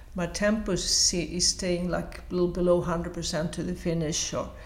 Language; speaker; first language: English; non-native, fluent; Swedish